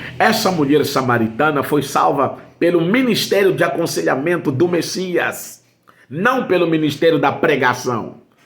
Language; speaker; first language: Portuguese; native; Portuguese